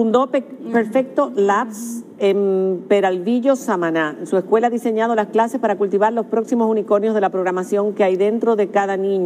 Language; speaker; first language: Spanish; native; Spanish